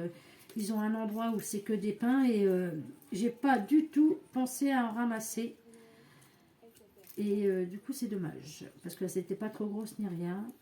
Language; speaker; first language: French; native; French